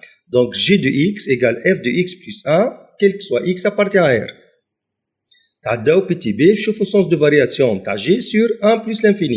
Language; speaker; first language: French; non-native, local second language; Arabic